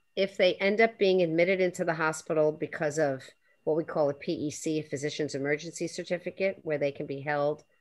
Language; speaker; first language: English; native; English